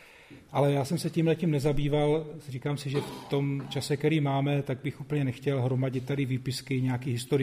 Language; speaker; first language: Czech; native; Czech